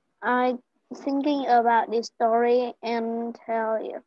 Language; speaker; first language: English; non-native, learner; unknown